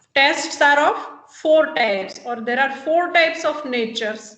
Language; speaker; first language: English; non-native, local second language; Gujarati